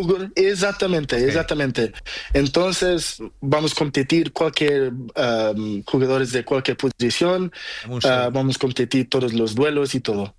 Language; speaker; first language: Spanish; non-native, learner; Portuguese